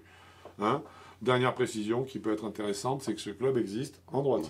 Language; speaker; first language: French; native; French